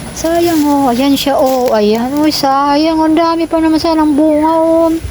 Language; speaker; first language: Filipino; non-native, local second language; Bikol